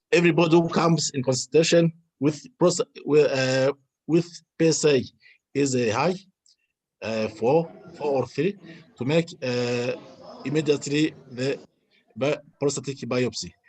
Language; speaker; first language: English; non-native, learner; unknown